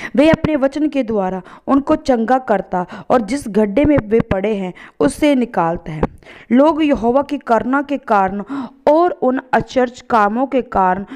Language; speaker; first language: Hindi; non-native, local second language; Punjabi